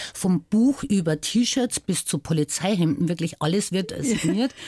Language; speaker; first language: German; native; German